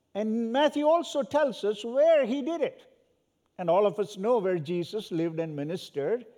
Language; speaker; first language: English; non-native, local second language; Malayalam